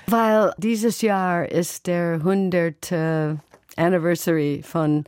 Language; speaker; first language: German; non-native, learner; English